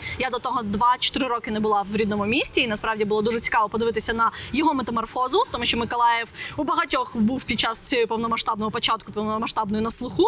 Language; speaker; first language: Ukrainian; non-native, local second language; Russian